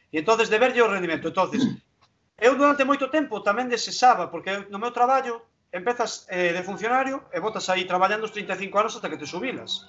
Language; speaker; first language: Galician; non-native, local second language; Spanish